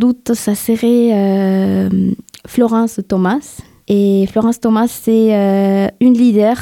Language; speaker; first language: French; non-native, fluent; Spanish